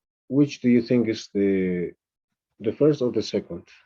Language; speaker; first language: English; non-native, fluent; Spanish